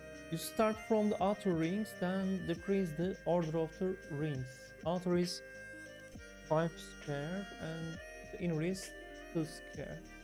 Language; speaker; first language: English; non-native, fluent; Turkish